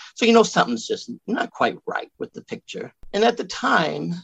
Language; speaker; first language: English; native; English